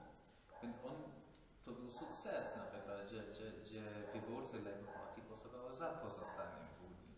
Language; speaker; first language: Polish; non-native, fluent; English